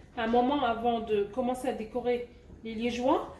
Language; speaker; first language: French; non-native, local second language; Arabic